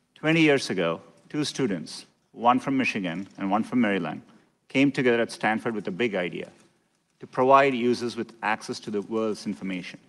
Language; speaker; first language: English; non-native, local second language; Tamil